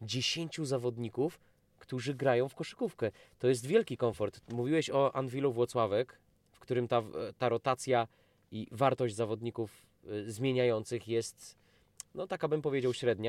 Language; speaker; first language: Polish; native; Polish